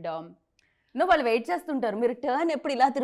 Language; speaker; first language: Telugu; native; Telugu